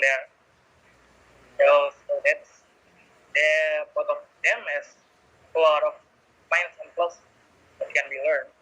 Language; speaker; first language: English; non-native, learner; Indonesian